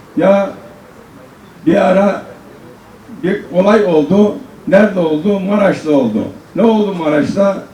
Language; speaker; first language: Turkish; non-native, local second language; Zaza